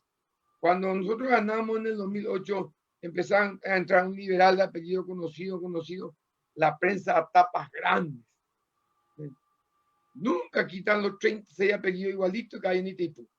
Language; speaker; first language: Spanish; native; Spanish